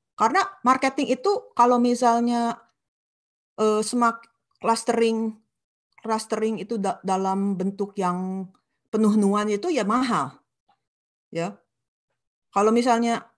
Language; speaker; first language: Indonesian; non-native, local second language; Sundanese